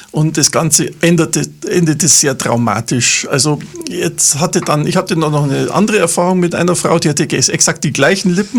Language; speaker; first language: German; native; German